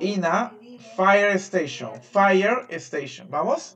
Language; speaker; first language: English; non-native, fluent; Spanish